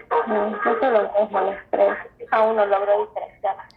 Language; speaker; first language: Spanish; native; Spanish